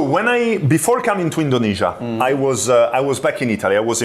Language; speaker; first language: English; non-native, fluent; Italian